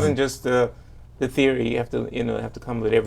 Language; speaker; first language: English; native; English